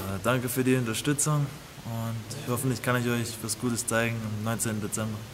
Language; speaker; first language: German; early bilingual, other home language; English